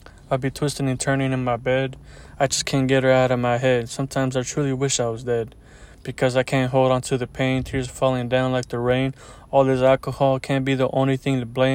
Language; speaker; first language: English; early bilingual, other home language; Spanish